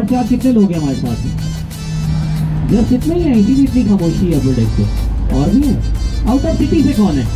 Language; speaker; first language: Hindi; native; Hindi